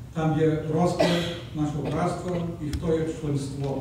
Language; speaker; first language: Ukrainian; early bilingual, heritage; Ukrainian